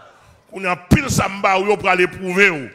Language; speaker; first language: French; non-native, local second language; Haitian Creole